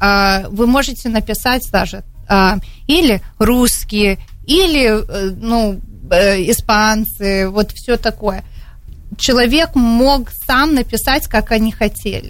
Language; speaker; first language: Russian; early bilingual, heritage; Russian